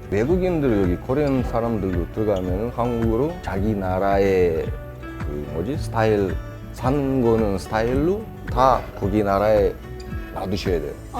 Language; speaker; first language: Korean; non-native, learner; Russian